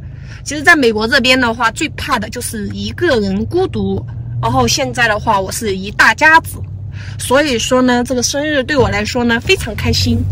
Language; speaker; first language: Chinese; native; Chinese